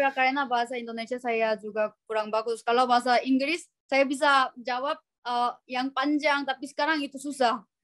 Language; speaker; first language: Indonesian; non-native, learner; Korean